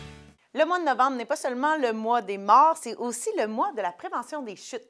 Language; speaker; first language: French; native; French